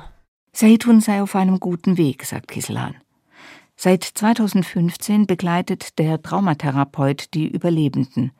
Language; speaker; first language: German; native; German